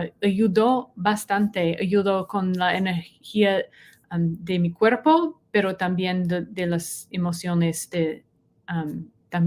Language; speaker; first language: Spanish; non-native, learner; English